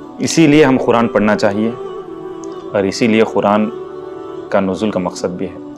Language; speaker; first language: Urdu; native; Urdu